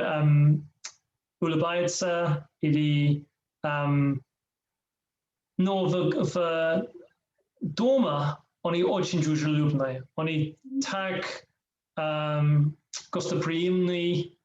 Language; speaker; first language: Russian; non-native, learner; English